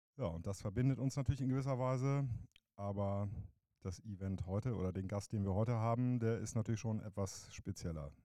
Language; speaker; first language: German; native; German